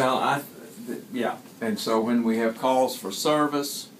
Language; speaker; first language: English; native; English